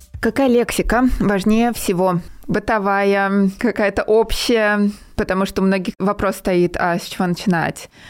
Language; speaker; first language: Russian; native; Russian